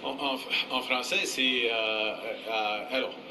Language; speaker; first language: French; non-native, fluent; English